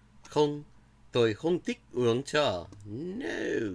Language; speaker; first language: Vietnamese; non-native, learner; English